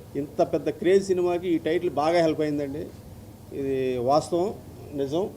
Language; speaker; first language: Telugu; native; Telugu